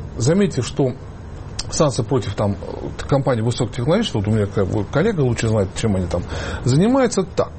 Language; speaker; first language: Russian; native; Russian